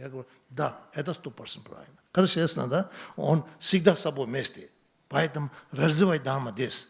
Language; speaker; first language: Russian; non-native, learner; Tibetan